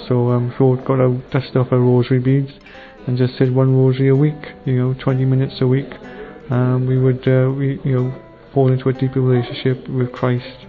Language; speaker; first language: English; native; English